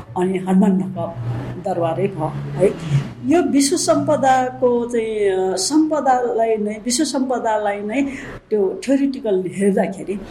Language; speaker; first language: Nepali; non-native, local second language; Newari